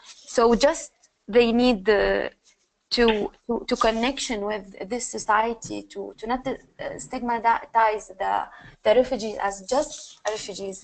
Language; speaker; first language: English; non-native, learner; Arabic